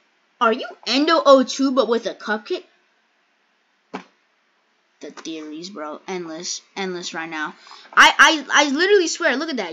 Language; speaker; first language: English; native; English